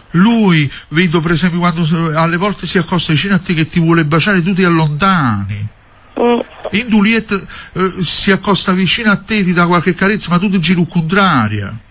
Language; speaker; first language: Italian; native; Italian